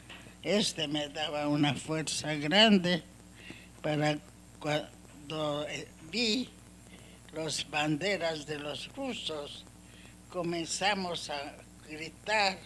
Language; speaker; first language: Spanish; non-native, learner; Hungarian